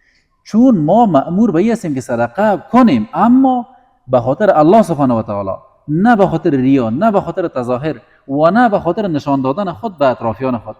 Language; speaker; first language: Persian; native; Persian